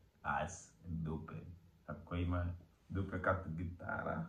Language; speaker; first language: Bulgarian; non-native, learner; Portuguese